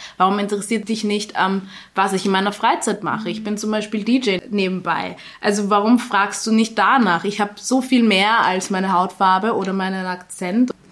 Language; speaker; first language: German; early bilingual, other home language; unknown